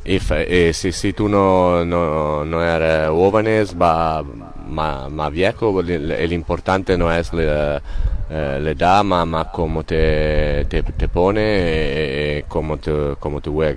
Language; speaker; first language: Spanish; non-native, learner; Italian